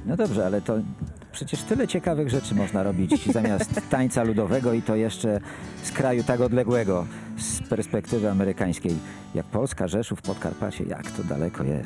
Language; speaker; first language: Polish; native; Polish